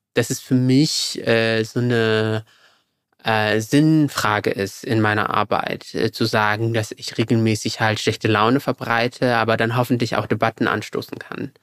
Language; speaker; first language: German; early bilingual, other home language; Arabic